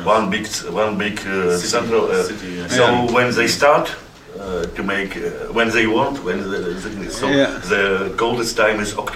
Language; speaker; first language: English; non-native, learner; Russian